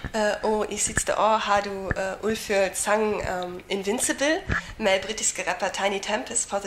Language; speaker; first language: Danish; non-native, learner; German